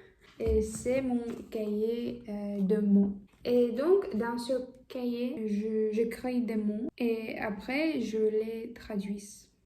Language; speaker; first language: French; non-native, fluent; Russian